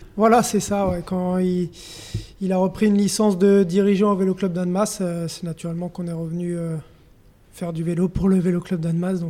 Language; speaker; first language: French; native; French